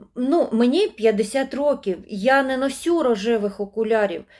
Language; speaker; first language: Ukrainian; non-native, local second language; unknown